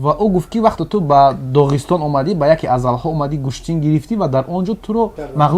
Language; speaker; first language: Persian; native; Persian